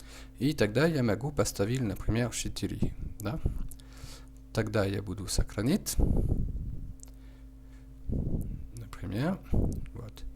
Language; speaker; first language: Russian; non-native, learner; French